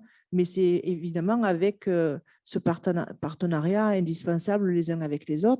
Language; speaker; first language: French; native; French